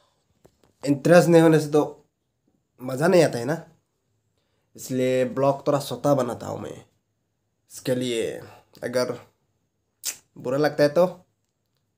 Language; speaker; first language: Hindi; non-native, local second language; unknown